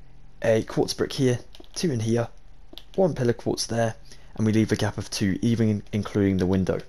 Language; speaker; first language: English; native; English